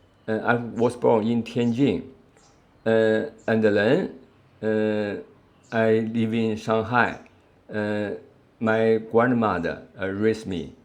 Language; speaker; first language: English; non-native, learner; Chinese